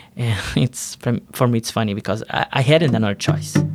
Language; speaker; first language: English; non-native, learner; Portuguese